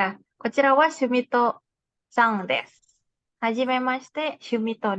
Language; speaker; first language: Japanese; non-native, fluent; Indonesian